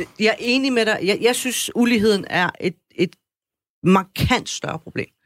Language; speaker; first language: Danish; early bilingual, other home language; Persian